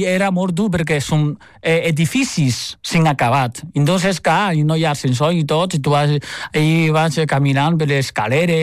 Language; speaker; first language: Catalan; non-native, fluent; Chinese